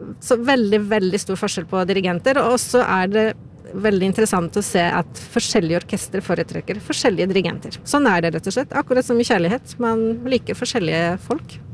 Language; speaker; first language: Norwegian; non-native, fluent; Polish